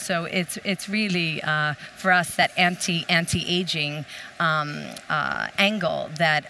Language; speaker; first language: English; native; English